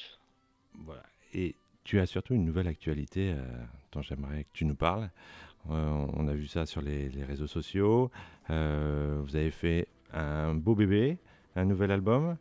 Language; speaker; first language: French; native; French